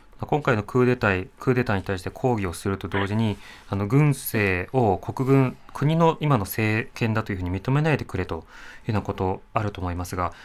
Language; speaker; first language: Japanese; native; Japanese